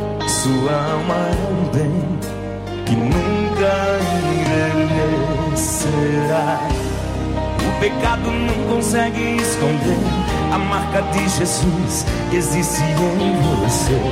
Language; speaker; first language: Portuguese; native; Portuguese